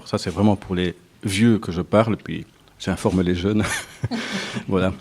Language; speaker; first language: French; native; French